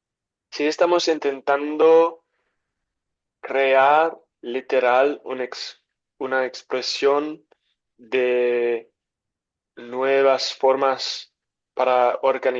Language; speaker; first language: Spanish; non-native, learner; English